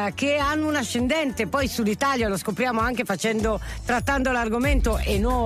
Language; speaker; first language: Italian; native; Italian